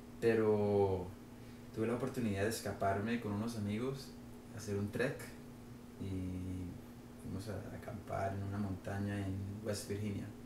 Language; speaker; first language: Spanish; native; Spanish